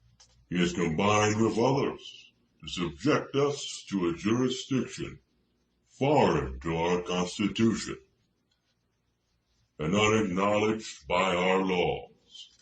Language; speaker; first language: English; native; English